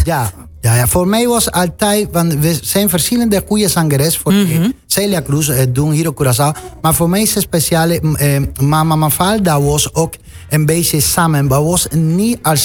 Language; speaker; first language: Dutch; non-native, fluent; Spanish